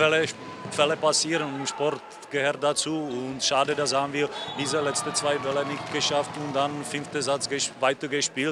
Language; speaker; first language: German; non-native, learner; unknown